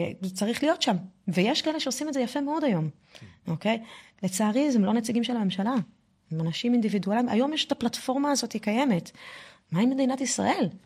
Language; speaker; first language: Hebrew; non-native, fluent; French